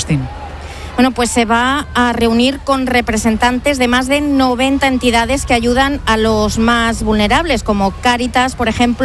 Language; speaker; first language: Spanish; native; Spanish